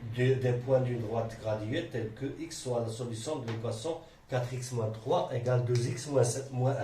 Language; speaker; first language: French; non-native, local second language; Arabic